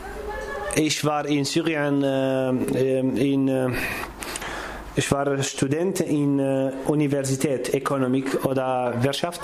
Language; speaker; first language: German; non-native, learner; Kurdish